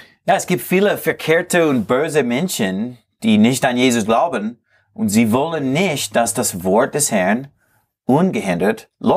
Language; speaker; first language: German; non-native, fluent; English